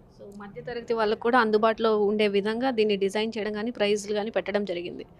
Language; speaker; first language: Telugu; native; Telugu